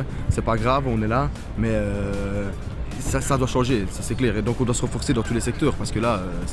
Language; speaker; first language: French; native; French